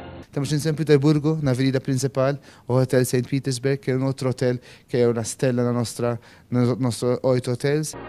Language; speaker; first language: Portuguese; non-native, fluent; Maltese